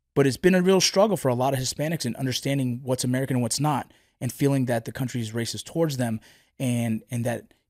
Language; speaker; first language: English; early bilingual, other home language; Spanish